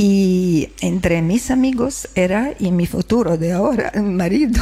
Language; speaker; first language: Spanish; non-native, learner; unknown